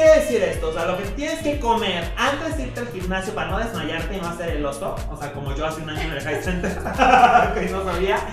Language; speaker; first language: Spanish; native; Spanish